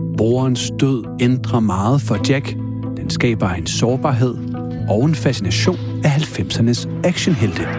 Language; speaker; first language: Danish; native; Danish